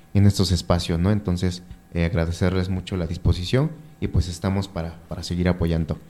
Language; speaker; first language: Spanish; non-native, local second language; Mixtepec Mixtec